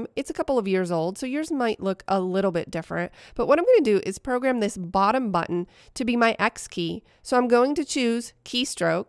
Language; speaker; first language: English; native; English